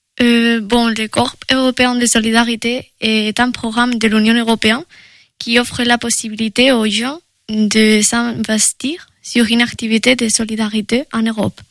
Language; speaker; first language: French; non-native, fluent; Spanish